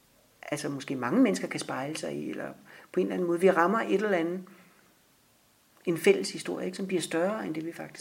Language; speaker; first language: Danish; native; Danish